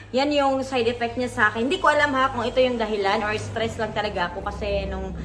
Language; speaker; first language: Filipino; non-native, local second language; Cebuano